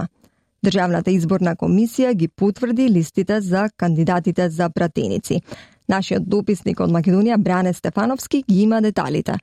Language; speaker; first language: Macedonian; native; Macedonian